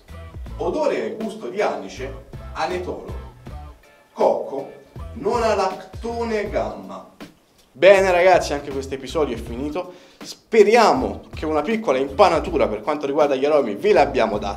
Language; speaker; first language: Italian; native; Italian